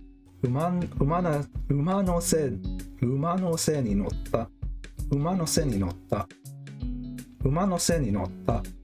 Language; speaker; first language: Japanese; non-native, learner; English